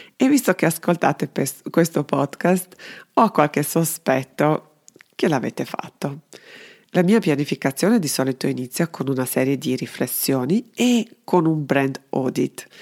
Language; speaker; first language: Italian; non-native, fluent; Serbian